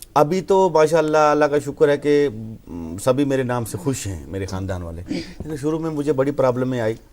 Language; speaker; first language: Hindi; non-native, local second language; Punjabi